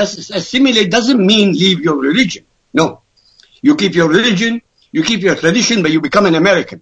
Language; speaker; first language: English; non-native, fluent; Arabic